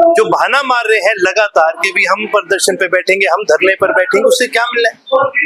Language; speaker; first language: Hindi; native; Hindi